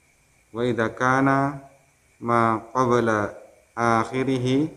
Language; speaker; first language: Arabic; non-native, learner; Indonesian